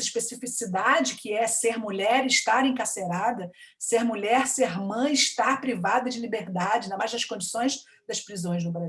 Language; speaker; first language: Portuguese; native; Portuguese